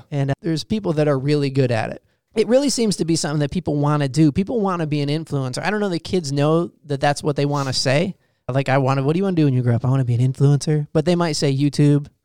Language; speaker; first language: English; native; English